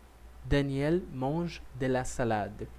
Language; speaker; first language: French; non-native, learner; Portuguese